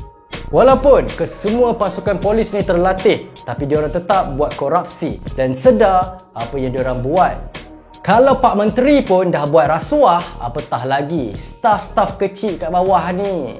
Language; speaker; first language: Malay; native; Malay